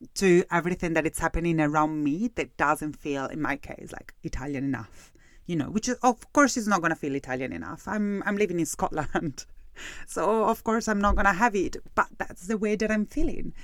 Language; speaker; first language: English; non-native, fluent; Italian